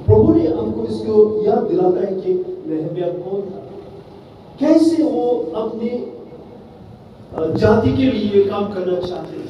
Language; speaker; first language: Hindi; non-native, local second language; Bodo